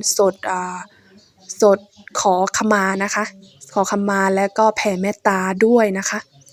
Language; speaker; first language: Thai; non-native, local second language; Shan